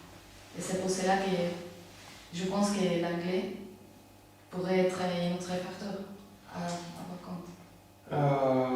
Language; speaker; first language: French; non-native, fluent; Spanish